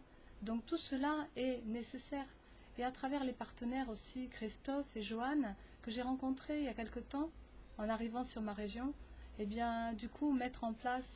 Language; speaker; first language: French; native; French